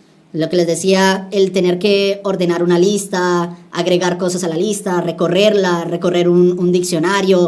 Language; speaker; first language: Spanish; native; Spanish